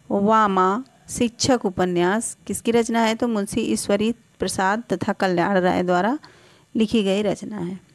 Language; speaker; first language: Hindi; native; Hindi